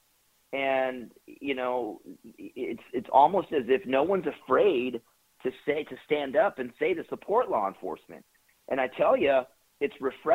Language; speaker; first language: English; early bilingual, other home language; Spanish